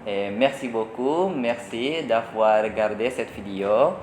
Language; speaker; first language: French; non-native, learner; Indonesian